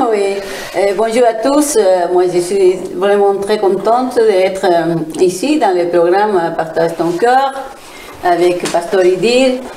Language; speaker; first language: French; non-native, fluent; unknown